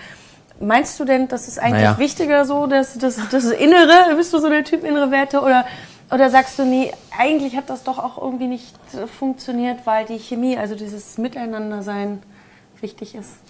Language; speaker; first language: German; native; German